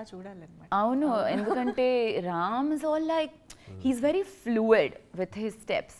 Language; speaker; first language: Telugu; non-native, learner; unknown